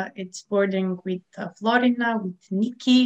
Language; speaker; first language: English; non-native, fluent; Macedonian